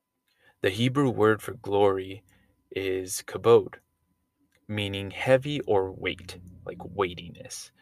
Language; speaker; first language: English; native; English